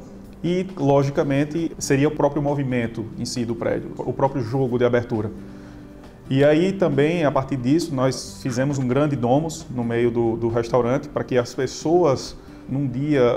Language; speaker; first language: Portuguese; native; Portuguese